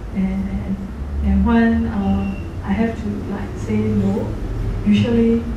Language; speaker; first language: English; non-native, fluent; Burmese